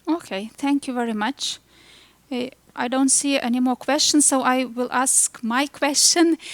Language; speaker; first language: English; non-native, fluent; Lithuanian